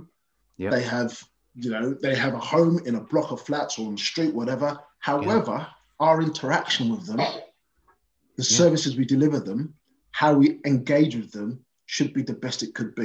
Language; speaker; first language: English; native; English